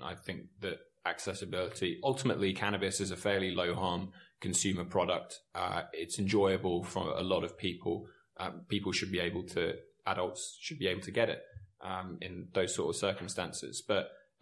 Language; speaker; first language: English; native; English